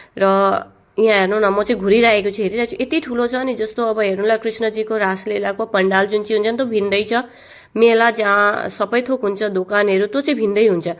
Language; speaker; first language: Nepali; native; Nepali